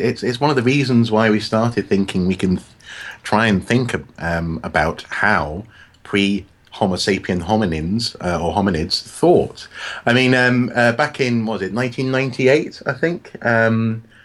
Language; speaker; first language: English; native; English